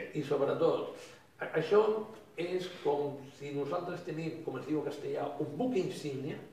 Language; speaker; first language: Catalan; non-native, local second language; Spanish